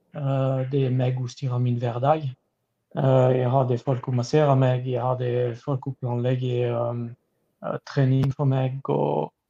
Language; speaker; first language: Norwegian; non-native, fluent; French